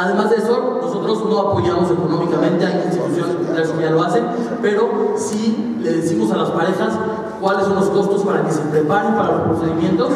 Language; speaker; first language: Spanish; native; Spanish